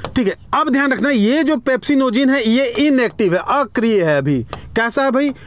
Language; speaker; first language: Hindi; native; Hindi